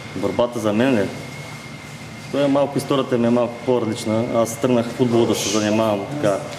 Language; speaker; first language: Bulgarian; native; Bulgarian